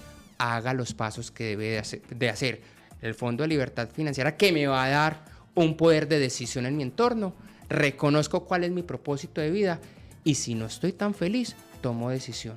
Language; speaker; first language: Spanish; native; Spanish